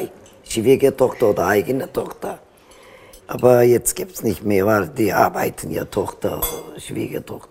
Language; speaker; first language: German; non-native, learner; Turkish